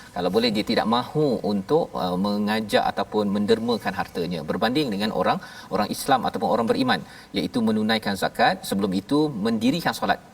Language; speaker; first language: Malay; native; Malay